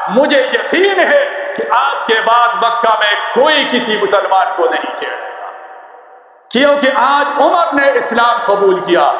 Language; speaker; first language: Urdu; non-native, local second language; Pashto